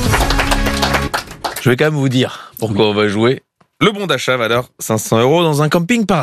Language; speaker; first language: French; native; French